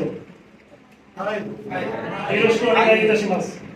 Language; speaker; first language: Japanese; non-native, learner; Bangla